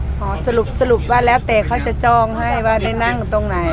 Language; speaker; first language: Thai; native; Thai